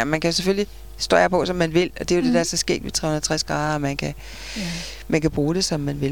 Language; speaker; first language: Danish; native; Danish